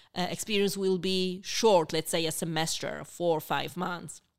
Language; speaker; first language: English; non-native, fluent; Spanish